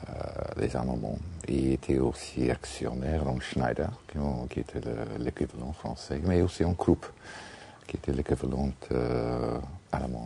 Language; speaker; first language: French; non-native, fluent; English